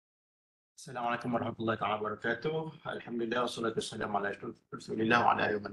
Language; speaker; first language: Arabic; non-native, fluent; Malay